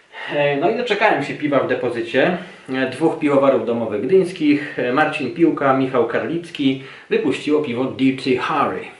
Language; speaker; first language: Polish; native; Polish